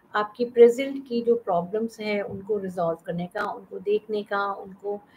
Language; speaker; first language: Hindi; native; Hindi